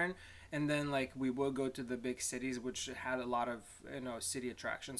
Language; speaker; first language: English; non-native, fluent; Lithuanian